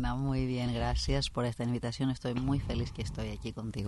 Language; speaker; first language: Spanish; non-native, fluent; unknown